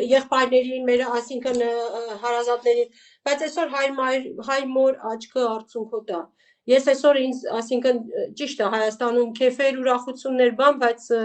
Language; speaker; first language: Armenian; native; Armenian